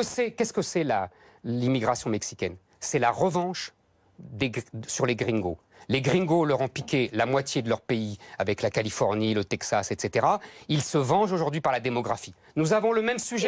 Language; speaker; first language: French; native; French